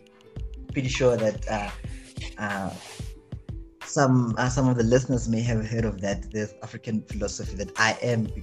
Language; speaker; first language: English; non-native, local second language; Zulu